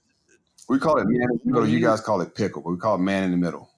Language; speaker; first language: English; native; English